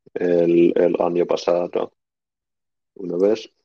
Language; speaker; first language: Spanish; non-native, learner; Finnish